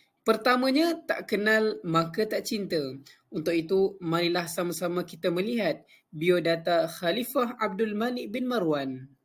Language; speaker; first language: Malay; native; Malay